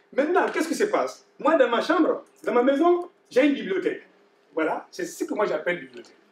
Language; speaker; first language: French; non-native, local second language; Bambara